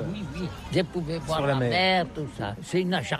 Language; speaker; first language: French; non-native, learner; Catalan